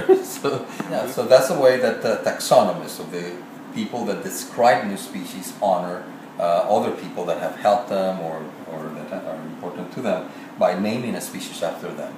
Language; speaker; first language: English; non-native, fluent; Spanish